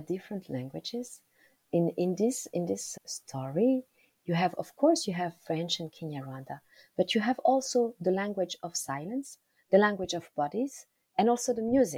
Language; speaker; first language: English; non-native, local second language; Kinyarwanda